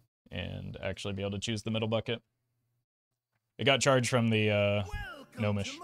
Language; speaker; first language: English; native; English